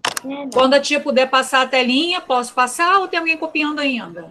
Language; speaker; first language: Portuguese; native; Portuguese